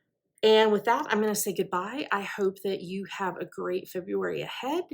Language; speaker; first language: English; native; English